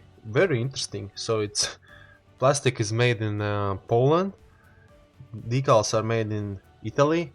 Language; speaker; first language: English; non-native, learner; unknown